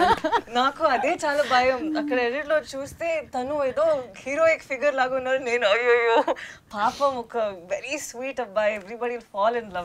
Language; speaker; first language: Telugu; non-native, local second language; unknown